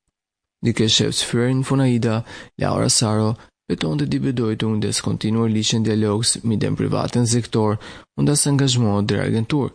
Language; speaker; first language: German; non-native, fluent; Albanian